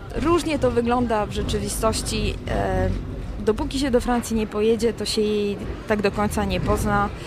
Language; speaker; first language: Polish; native; Polish